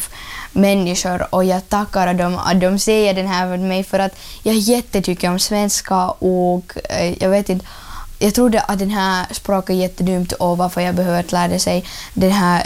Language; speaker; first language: Swedish; early bilingual, other home language; Ukrainian